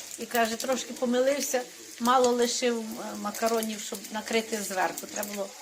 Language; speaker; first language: Ukrainian; native; Ukrainian